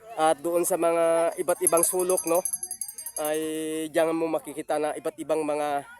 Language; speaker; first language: Filipino; native; Filipino